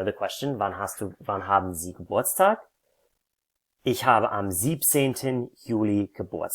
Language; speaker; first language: German; non-native, fluent; English